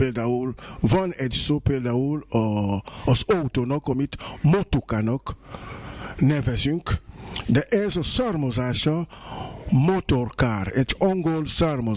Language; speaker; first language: Hungarian; non-native, fluent; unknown